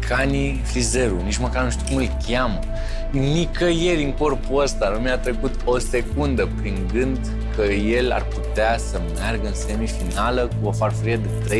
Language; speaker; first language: Romanian; native; Romanian